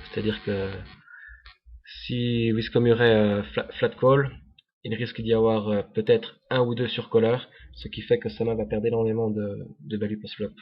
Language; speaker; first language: French; native; French